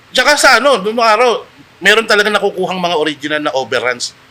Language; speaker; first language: Filipino; native; Filipino